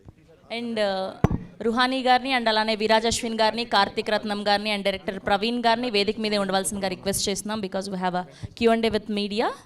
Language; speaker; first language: Telugu; native; Telugu